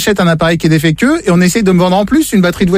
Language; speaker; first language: French; native; French